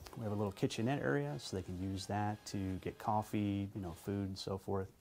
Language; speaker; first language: English; native; English